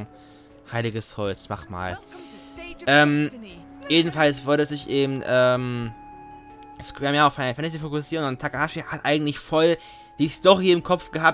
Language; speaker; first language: German; native; German